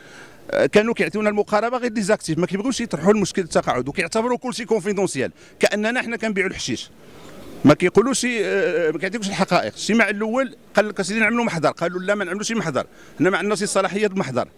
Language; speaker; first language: Arabic; native; Arabic